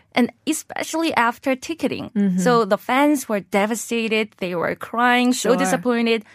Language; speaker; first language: English; non-native, fluent; Korean